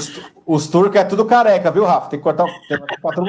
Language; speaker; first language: Portuguese; native; Portuguese